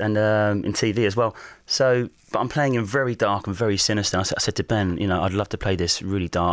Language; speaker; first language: English; native; English